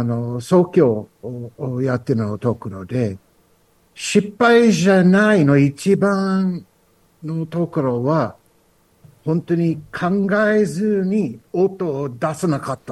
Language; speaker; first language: Japanese; non-native, learner; English